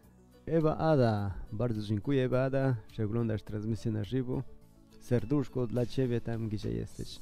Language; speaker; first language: Polish; non-native, learner; Spanish